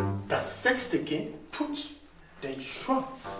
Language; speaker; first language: German; non-native, fluent; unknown